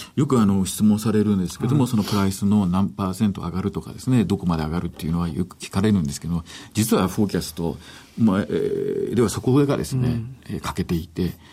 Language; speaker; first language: Japanese; native; Japanese